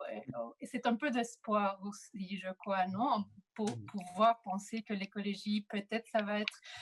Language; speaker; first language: French; non-native, fluent; Spanish